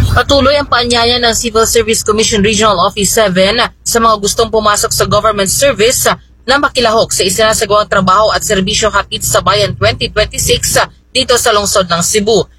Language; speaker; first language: Filipino; non-native, local second language; Cebuano